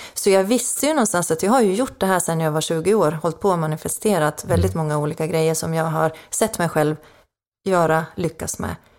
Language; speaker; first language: Swedish; native; Swedish